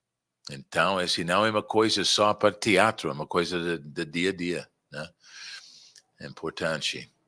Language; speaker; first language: Portuguese; non-native, fluent; English